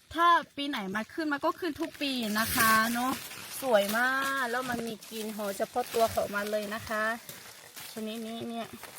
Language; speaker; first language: Thai; non-native, local second language; Lahu